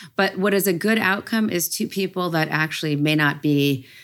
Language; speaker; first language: English; native; English